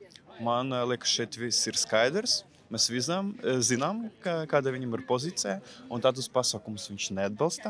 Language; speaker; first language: Latvian; non-native, local second language; Russian